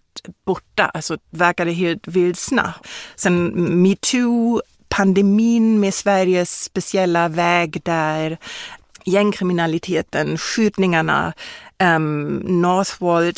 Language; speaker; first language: Swedish; non-native, fluent; German